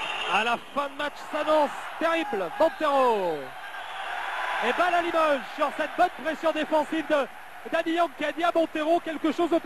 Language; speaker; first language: French; native; French